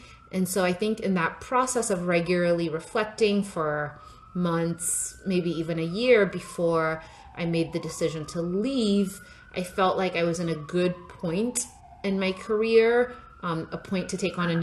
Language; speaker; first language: English; non-native, local second language; Yoruba